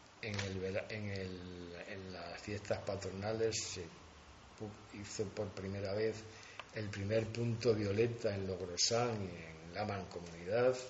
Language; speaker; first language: Spanish; native; Spanish